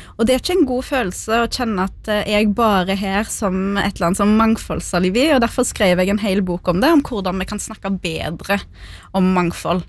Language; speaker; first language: Norwegian; early bilingual, other home language; Arabic